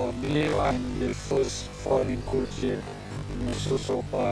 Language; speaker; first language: English; non-native, learner; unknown